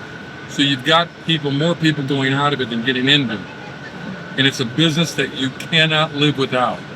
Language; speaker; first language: English; native; English